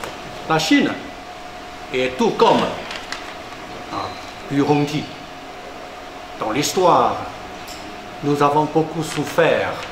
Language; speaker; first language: French; non-native, fluent; Chinese